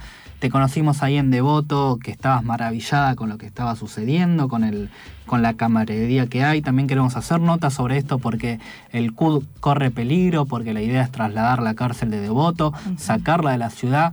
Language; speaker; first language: Spanish; native; Spanish